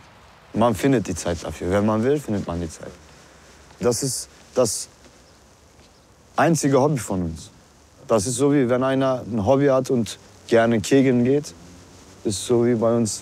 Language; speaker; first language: German; early bilingual, other home language; Turkish